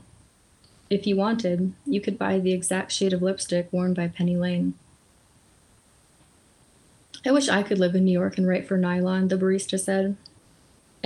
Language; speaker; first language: English; early bilingual, other home language; Polish